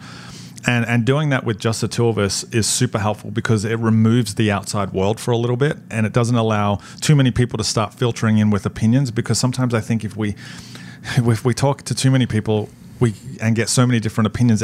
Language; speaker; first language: English; native; English